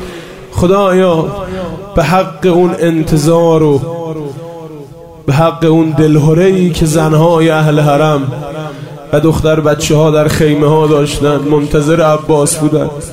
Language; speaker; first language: Persian; native; Persian